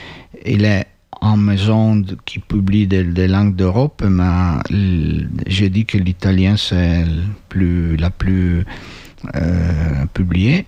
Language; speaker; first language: French; non-native, fluent; Italian